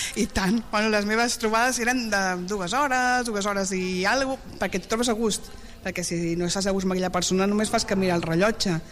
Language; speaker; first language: Catalan; native; Catalan